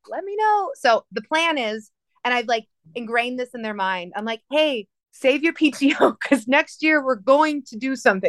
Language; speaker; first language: English; native; English